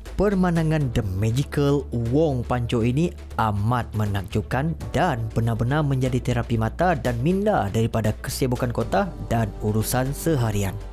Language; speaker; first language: Malay; native; Malay